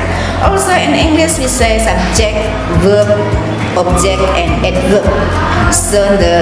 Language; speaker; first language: English; non-native, learner; Indonesian